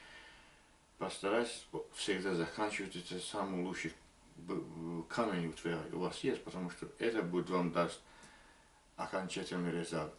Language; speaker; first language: Russian; non-native, learner; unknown